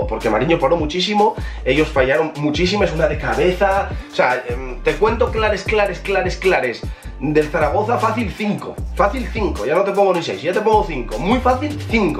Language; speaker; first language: Spanish; native; Spanish